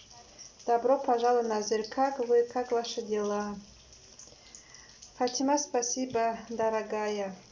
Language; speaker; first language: Russian; non-native, learner; Tajik